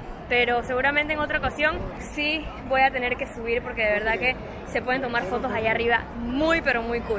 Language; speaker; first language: Spanish; native; Spanish